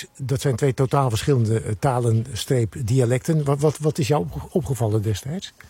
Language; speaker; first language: Dutch; native; Dutch